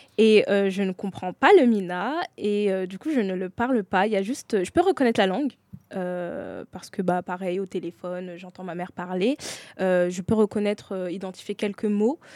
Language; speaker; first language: French; native; French